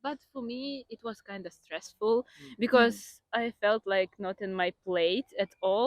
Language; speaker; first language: English; non-native, fluent; Ukrainian